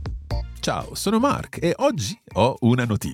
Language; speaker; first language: Italian; non-native, fluent; English